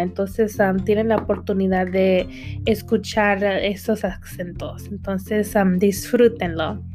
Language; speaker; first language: Spanish; early bilingual, heritage; Spanish